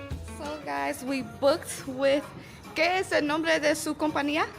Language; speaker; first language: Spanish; non-native, learner; English